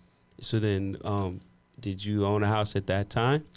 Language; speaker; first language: English; native; English